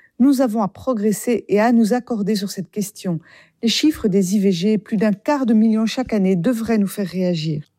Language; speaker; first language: French; native; French